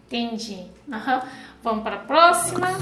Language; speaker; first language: Portuguese; non-native, fluent; Chinese